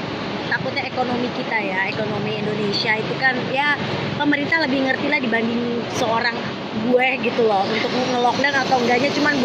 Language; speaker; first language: Indonesian; native; Indonesian